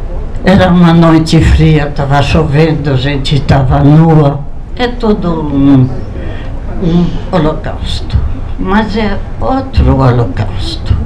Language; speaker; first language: Portuguese; non-native, fluent; Polish